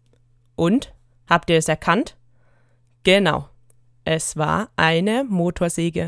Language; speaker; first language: German; native; German